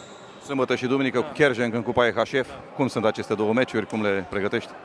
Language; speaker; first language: Romanian; native; Romanian